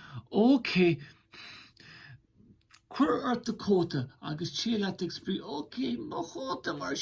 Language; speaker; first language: Irish; non-native, local second language; English